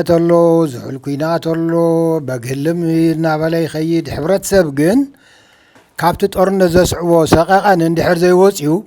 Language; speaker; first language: Tigrinya; native; Tigrinya